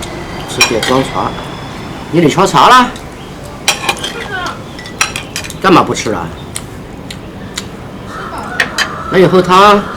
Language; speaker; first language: Chinese; native; Chinese